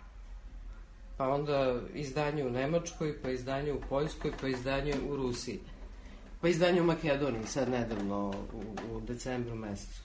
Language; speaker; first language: Serbian; native; Serbian